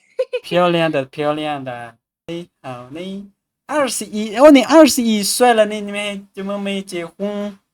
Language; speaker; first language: Chinese; non-native, fluent; Lao